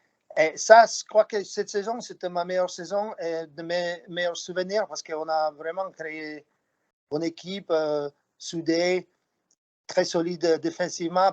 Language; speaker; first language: French; non-native, fluent; Slovak